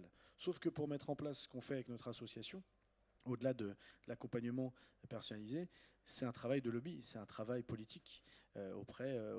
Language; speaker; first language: French; native; French